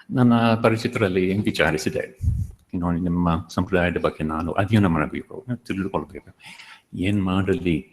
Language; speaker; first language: Kannada; non-native, fluent; Dutch